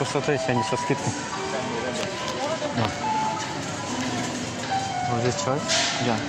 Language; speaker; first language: Russian; non-native, learner; Azerbaijani